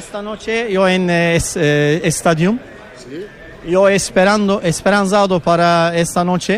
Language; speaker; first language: Spanish; non-native, learner; Turkish